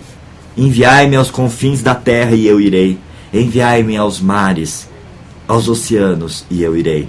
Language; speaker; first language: Portuguese; native; Portuguese